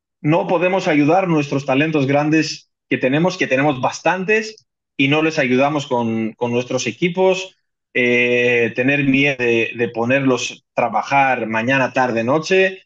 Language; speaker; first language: Spanish; non-native, fluent; Greek